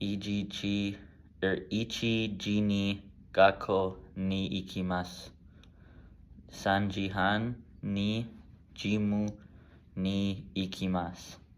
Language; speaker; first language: Japanese; non-native, learner; English